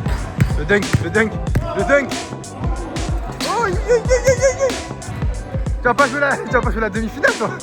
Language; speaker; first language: French; native; French